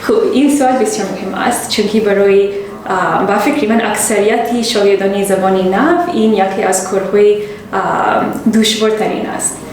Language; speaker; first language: Persian; non-native, learner; English